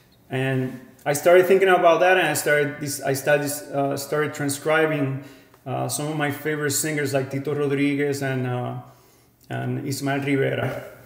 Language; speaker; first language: English; non-native, fluent; Spanish